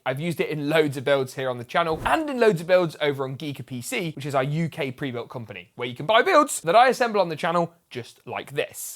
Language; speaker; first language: English; native; English